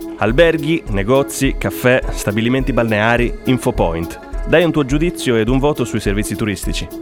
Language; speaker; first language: Italian; native; Italian